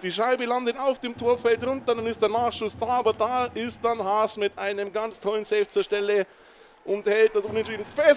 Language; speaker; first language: German; native; German